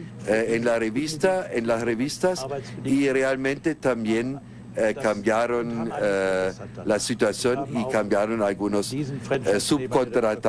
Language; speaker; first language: Spanish; non-native, fluent; German